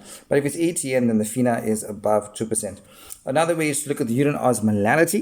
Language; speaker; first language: English; native; English